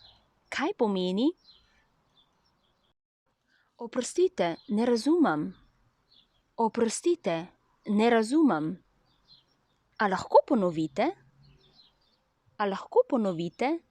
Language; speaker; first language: Slovenian; non-native, learner; Chinese